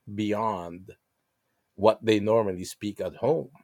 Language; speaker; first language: English; non-native, local second language; Filipino